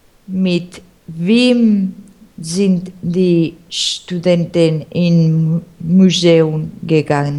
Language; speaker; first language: German; non-native, learner; Spanish